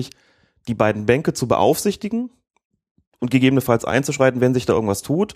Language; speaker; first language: German; native; German